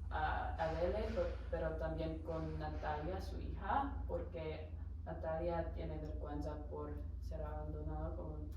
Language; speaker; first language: Spanish; non-native, learner; English